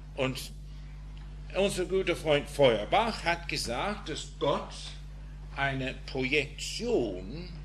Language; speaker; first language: German; non-native, fluent; English